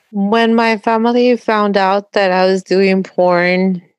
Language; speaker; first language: English; early bilingual, other home language; Spanish